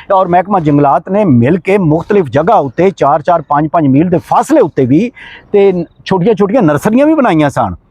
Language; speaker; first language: Urdu; non-native, local second language; Punjabi